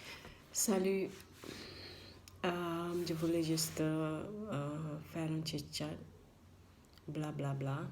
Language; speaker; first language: French; non-native, learner; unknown